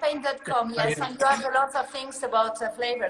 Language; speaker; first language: English; non-native, learner; French